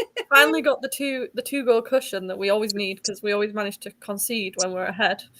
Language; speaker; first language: English; native; English